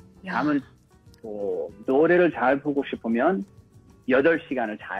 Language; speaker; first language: Korean; early bilingual, heritage; English